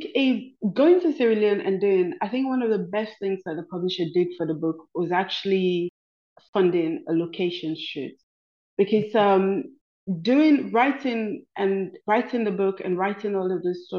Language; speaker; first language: English; non-native, local second language; Krio